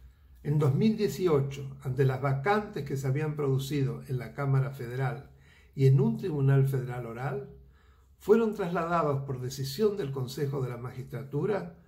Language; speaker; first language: Spanish; native; Spanish